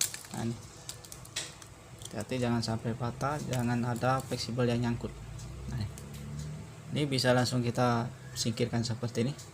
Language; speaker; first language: Indonesian; native; Indonesian